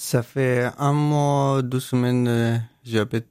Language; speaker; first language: French; non-native, learner; Persian